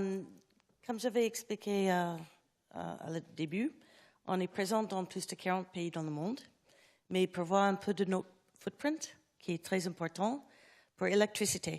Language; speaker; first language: French; non-native, learner; English